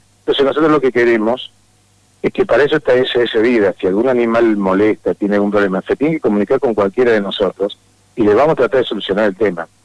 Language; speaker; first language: Spanish; native; Spanish